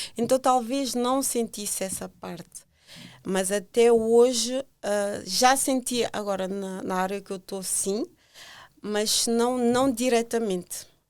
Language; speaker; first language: Portuguese; native; Portuguese